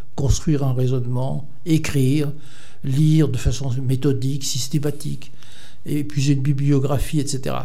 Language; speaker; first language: French; native; French